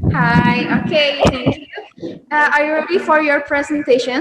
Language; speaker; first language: English; non-native, learner; Indonesian